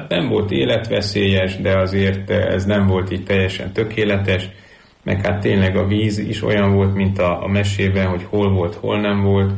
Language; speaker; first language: Hungarian; native; Hungarian